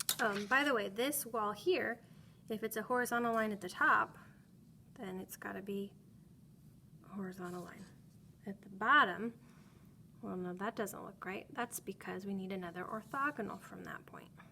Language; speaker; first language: English; native; English